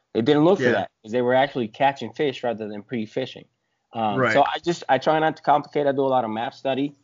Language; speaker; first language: English; early bilingual, other home language; Spanish